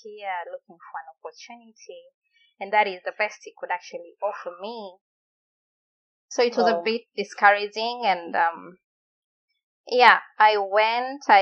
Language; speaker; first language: English; non-native, local second language; Gusii